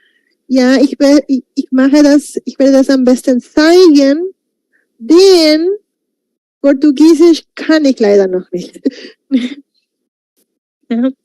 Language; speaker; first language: German; non-native, fluent; Spanish